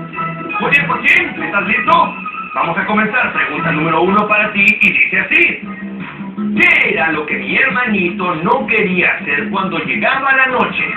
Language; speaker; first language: Spanish; native; Spanish